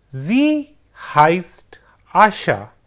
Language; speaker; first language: German; non-native, fluent; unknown